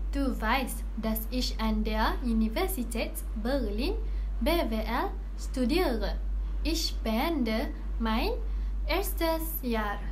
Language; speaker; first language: German; non-native, learner; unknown